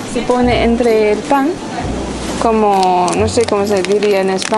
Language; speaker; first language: Spanish; non-native, fluent; Turkish